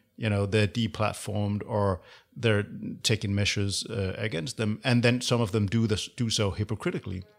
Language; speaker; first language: English; non-native, fluent; Danish